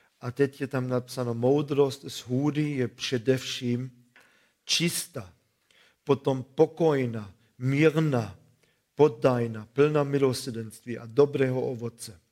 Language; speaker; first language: Czech; non-native, fluent; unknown